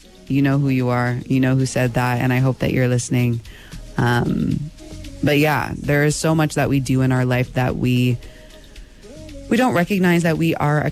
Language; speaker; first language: English; native; English